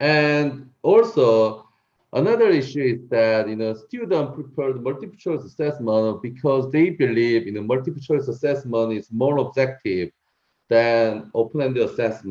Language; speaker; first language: English; non-native, learner; Korean